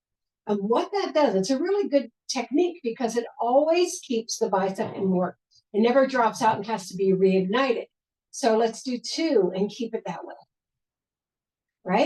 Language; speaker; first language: English; native; English